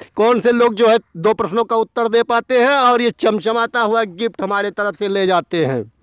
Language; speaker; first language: Hindi; native; Hindi